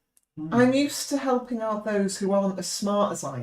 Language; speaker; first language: English; native; English